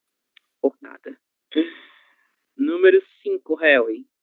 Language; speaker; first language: Spanish; non-native, fluent; Portuguese